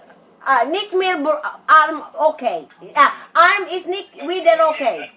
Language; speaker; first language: German; non-native, learner; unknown